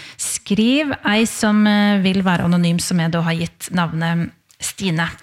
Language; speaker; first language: Norwegian; native; Norwegian